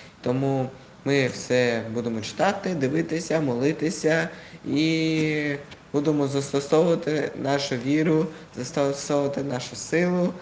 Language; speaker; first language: Ukrainian; non-native, local second language; Russian